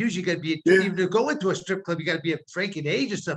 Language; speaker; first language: English; native; English